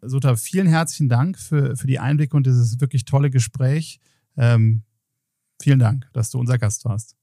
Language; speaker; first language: German; native; German